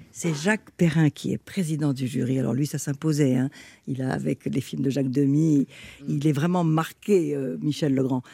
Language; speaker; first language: French; native; French